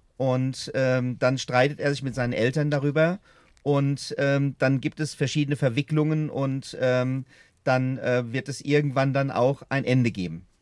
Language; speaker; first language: German; native; German